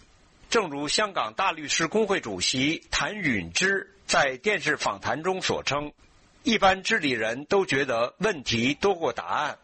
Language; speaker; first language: Chinese; native; Chinese